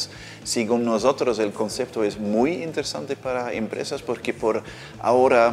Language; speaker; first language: Spanish; non-native, fluent; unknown